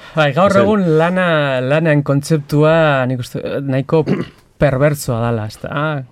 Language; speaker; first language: Basque; non-native, local second language; Spanish